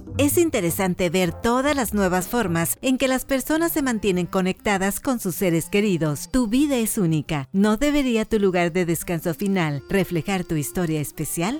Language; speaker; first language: Spanish; native; Spanish